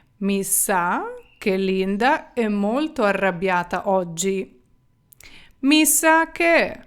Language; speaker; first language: Italian; non-native, fluent; Ukrainian